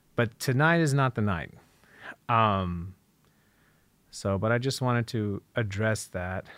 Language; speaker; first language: English; native; English